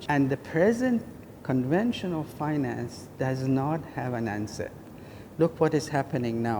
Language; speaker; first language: English; non-native, fluent; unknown